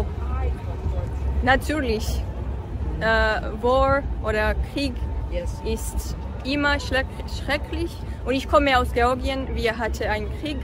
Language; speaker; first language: German; non-native, learner; Georgian